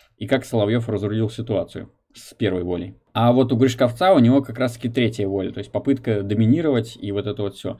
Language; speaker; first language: Russian; native; Russian